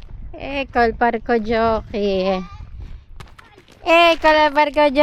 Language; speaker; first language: Italian; non-native, learner; Filipino